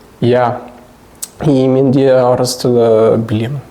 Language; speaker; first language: Kazakh; non-native, learner; Swiss German